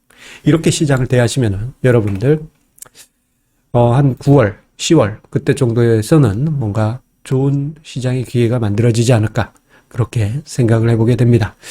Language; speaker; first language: Korean; native; Korean